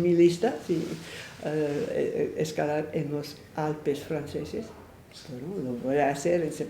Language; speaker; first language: Spanish; non-native, fluent; English